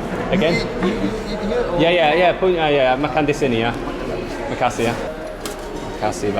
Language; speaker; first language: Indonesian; non-native, learner; English